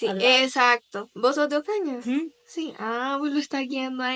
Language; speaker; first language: Spanish; native; Spanish